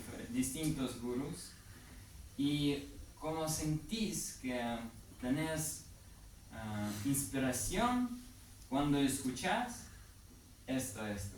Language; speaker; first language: Spanish; non-native, learner; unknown